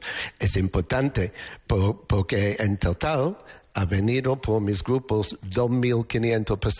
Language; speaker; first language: Spanish; non-native, learner; English